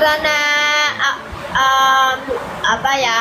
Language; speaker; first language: Indonesian; non-native, learner; Vietnamese